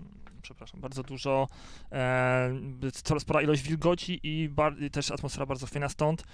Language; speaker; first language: Polish; native; Polish